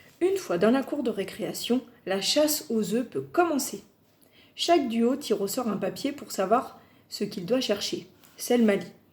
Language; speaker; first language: French; native; French